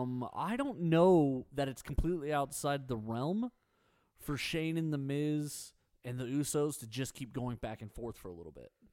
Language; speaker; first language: English; native; English